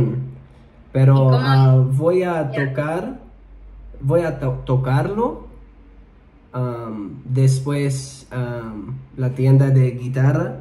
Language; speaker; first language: Spanish; non-native, learner; English